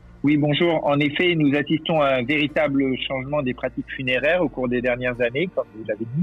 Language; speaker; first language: French; native; French